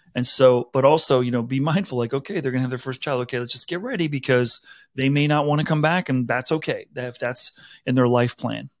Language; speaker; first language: English; native; English